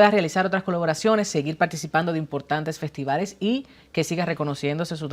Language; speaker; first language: Spanish; native; Spanish